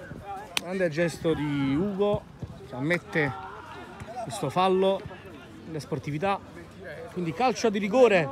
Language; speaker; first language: Italian; native; Italian